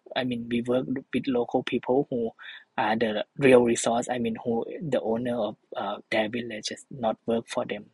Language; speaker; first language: English; non-native, fluent; Thai